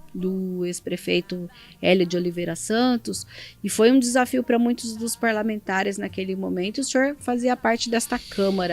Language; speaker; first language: Portuguese; native; Portuguese